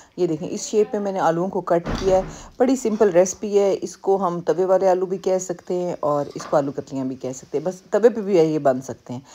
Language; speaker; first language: Urdu; native; Urdu